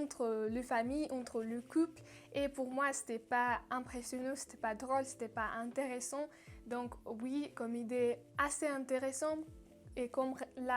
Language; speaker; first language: French; non-native, learner; Russian